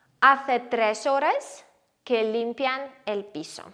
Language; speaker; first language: Spanish; non-native, fluent; Ukrainian